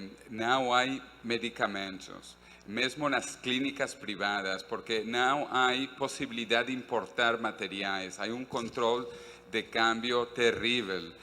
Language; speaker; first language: Portuguese; non-native, fluent; Spanish